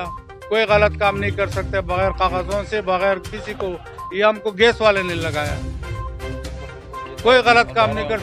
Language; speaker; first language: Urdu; non-native, local second language; Pashto